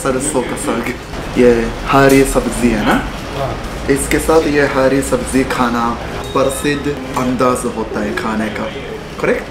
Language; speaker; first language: Hindi; non-native, fluent; Japanese